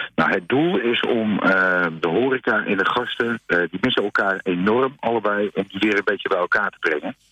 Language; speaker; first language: Dutch; native; Dutch